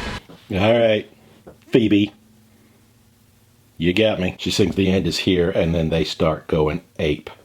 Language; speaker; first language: English; native; English